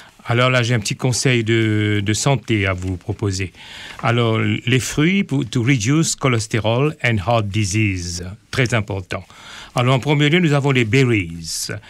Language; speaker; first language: French; non-native, local second language; Morisyen